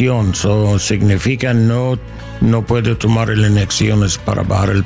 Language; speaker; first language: Spanish; non-native, learner; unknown